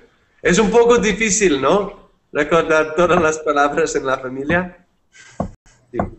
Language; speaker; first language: Spanish; non-native, fluent; English